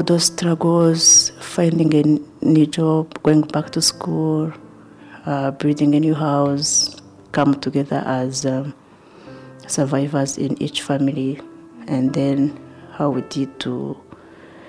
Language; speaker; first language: English; non-native, local second language; Kinyarwanda